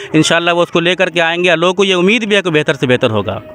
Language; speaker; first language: Hindi; native; Hindi